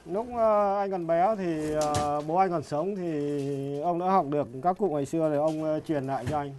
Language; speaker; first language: Vietnamese; native; Vietnamese